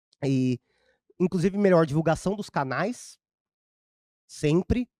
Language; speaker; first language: Portuguese; native; Portuguese